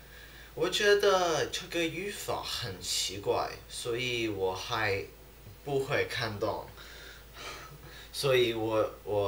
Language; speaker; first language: Chinese; non-native, learner; English